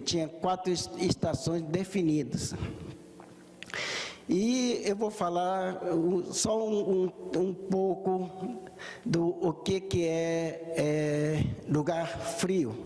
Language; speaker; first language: Portuguese; early bilingual, other home language; Japanese